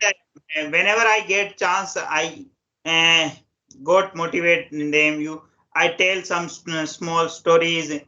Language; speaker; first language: English; non-native, local second language; Hindi